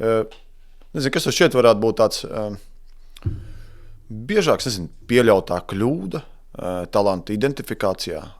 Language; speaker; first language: Latvian; native; Latvian